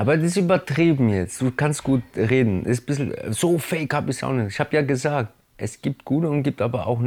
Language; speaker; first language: German; early bilingual, other home language; Italian